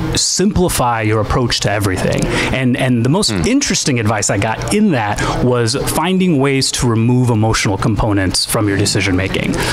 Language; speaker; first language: English; native; English